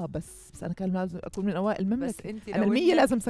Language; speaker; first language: Arabic; native; Arabic